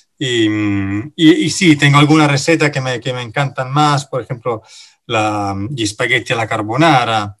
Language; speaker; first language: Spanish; non-native, fluent; Italian